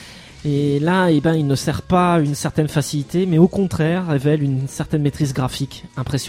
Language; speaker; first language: French; native; French